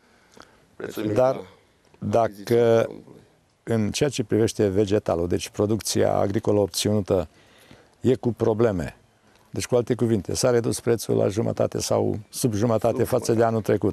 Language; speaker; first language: Romanian; native; Romanian